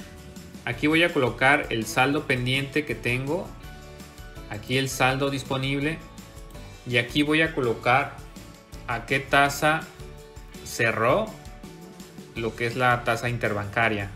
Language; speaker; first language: Spanish; native; Spanish